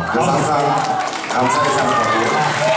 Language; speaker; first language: Chinese; non-native, learner; Korean